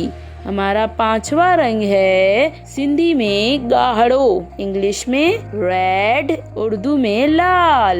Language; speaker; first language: Hindi; non-native, local second language; Sindhi